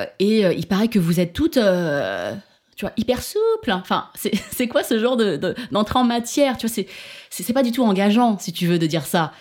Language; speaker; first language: French; early bilingual, other home language; Chinese